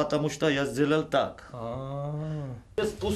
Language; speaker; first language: Russian; non-native, local second language; Georgian